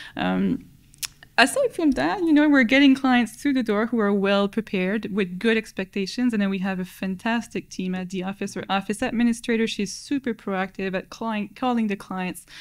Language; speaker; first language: English; native; English